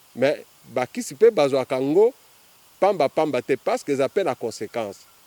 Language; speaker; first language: Lingala; non-native, local second language; Kongo